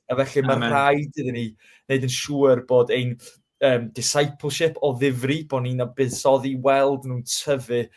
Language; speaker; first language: Welsh; native; Welsh